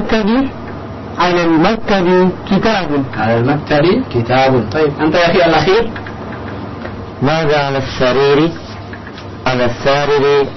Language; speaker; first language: Arabic; non-native, learner; Indonesian